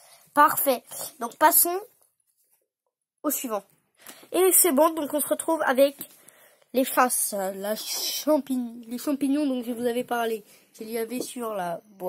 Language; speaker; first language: French; native; French